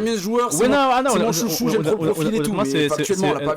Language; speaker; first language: French; native; French